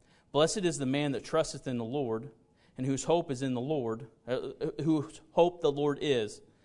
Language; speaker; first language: English; native; English